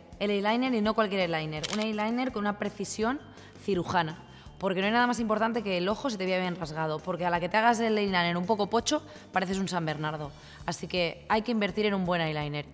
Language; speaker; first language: Spanish; native; Spanish